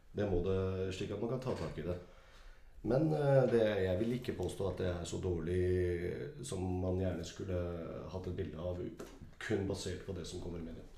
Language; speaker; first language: Norwegian; early bilingual, other home language; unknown